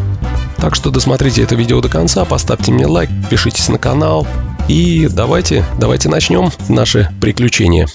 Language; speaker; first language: Russian; native; Russian